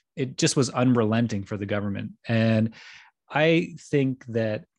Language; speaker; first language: English; native; English